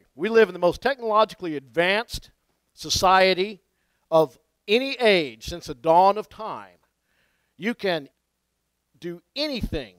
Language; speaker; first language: English; native; English